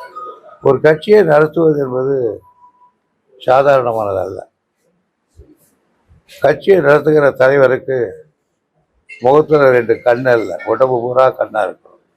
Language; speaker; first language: Tamil; native; Tamil